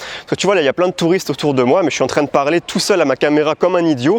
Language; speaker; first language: French; native; French